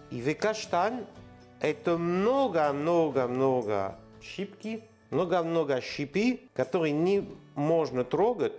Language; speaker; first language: Russian; non-native, learner; French